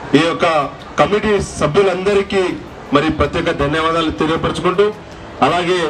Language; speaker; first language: Telugu; non-native, local second language; Lambadi